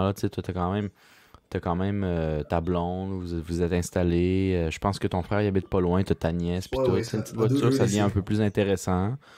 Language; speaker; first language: French; native; French